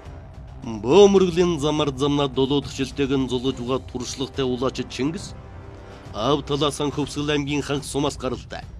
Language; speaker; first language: Mongolian; native; Mongolian